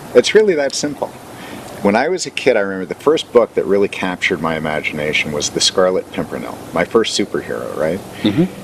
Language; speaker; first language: English; native; English